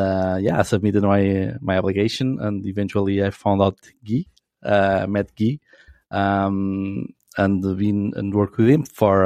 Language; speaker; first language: English; non-native, fluent; Portuguese